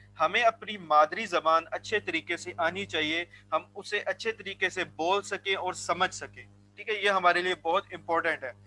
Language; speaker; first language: Urdu; non-native, local second language; Punjabi